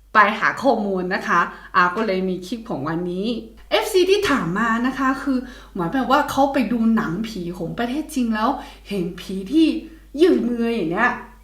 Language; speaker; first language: Thai; non-native, fluent; Chinese